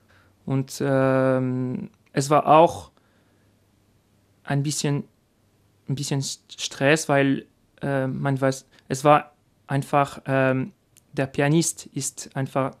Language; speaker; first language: German; non-native, learner; French